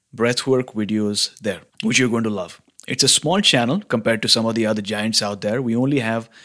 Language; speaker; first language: English; non-native, local second language; Hindi